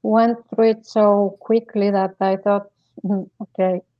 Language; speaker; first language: English; non-native, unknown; Bulgarian